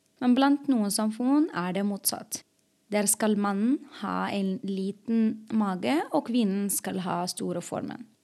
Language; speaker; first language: Norwegian; non-native, fluent; Arabic